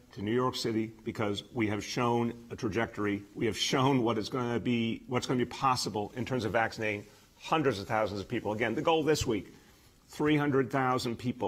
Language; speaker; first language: English; native; English